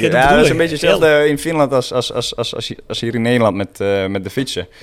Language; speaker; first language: Dutch; non-native, fluent; Swedish